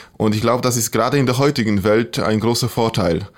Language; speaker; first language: German; non-native, fluent; Polish